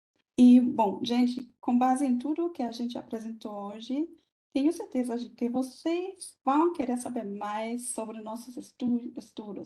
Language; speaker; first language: Portuguese; non-native, fluent; German